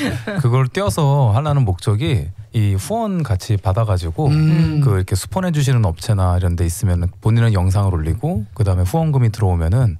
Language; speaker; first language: Korean; native; Korean